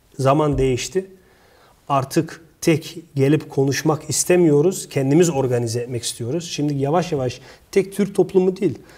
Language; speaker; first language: Turkish; early bilingual, heritage; Turkish